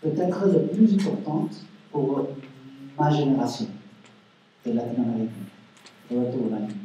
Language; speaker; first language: French; non-native, learner; Spanish